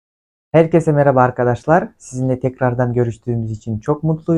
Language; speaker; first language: Turkish; non-native, fluent; Kyrgyz